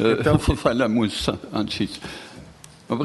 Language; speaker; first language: Portuguese; non-native, fluent; French